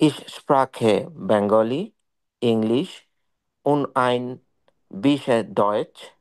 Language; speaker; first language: German; non-native, learner; Bangla